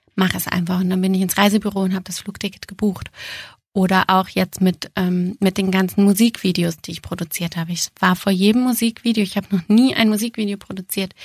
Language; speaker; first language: German; native; German